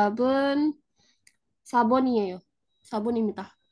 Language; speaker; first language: Korean; non-native, learner; Indonesian